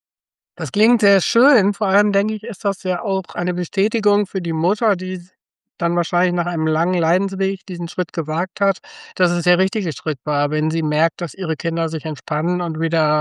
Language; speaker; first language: German; native; German